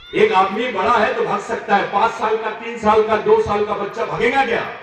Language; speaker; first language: Hindi; non-native, local second language; Marathi